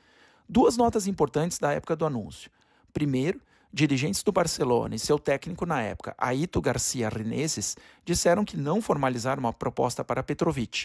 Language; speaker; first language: Portuguese; native; Portuguese